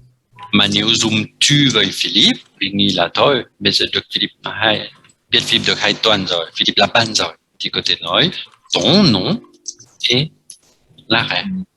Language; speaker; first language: Vietnamese; non-native, fluent; French